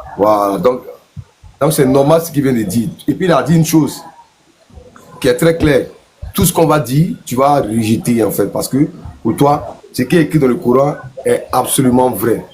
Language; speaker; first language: French; non-native, local second language; Mossi